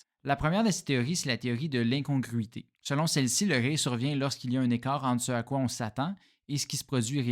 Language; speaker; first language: French; native; French